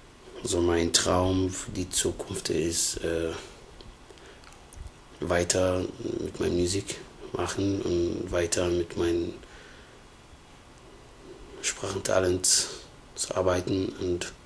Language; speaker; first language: German; non-native, learner; Somali